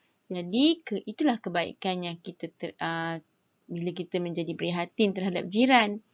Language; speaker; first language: Malay; native; Malay